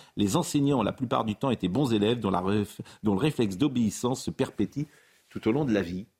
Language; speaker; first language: French; native; French